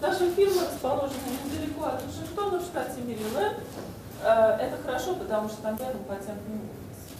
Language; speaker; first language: Russian; native; Russian